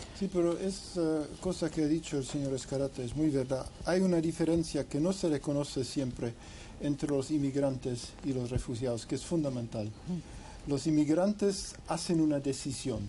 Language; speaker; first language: Spanish; non-native, fluent; English